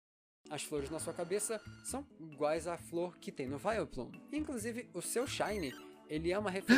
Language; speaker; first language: Portuguese; native; Portuguese